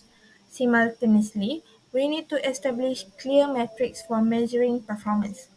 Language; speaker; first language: English; non-native, local second language; Malay